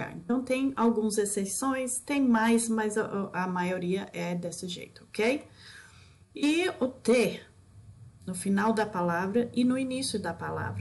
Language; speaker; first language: Portuguese; non-native, fluent; English